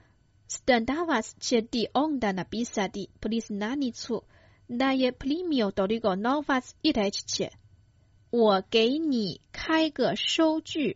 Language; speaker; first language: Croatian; non-native, fluent; Chinese